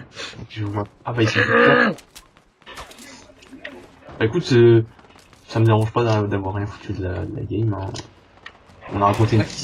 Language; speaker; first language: French; native; French